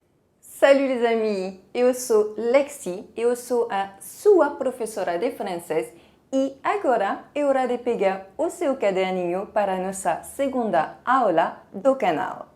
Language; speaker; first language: Portuguese; non-native, fluent; French